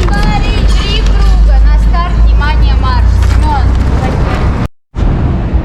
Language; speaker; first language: Russian; native; Russian